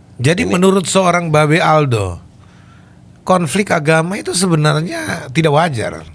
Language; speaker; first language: Indonesian; native; Indonesian